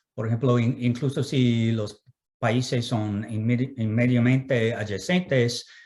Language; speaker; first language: Spanish; non-native, fluent; English